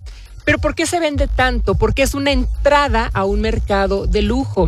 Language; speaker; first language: Spanish; native; Spanish